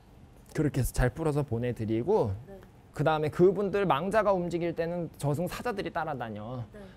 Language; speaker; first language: Korean; native; Korean